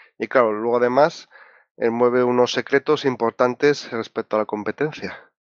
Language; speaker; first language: Spanish; native; Spanish